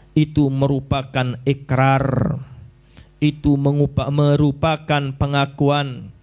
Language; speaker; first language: Malay; non-native, local second language; Sasak